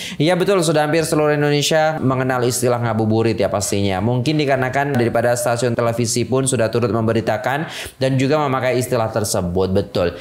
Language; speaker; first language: Indonesian; native; Indonesian